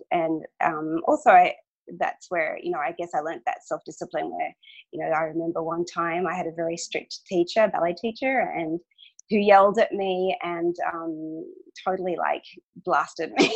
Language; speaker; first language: English; non-native, local second language; Hungarian